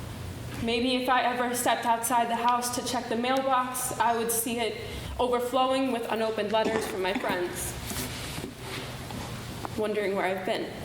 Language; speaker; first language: English; native; English